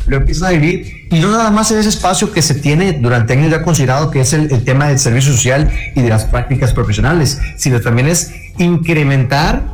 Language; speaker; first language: Spanish; native; Spanish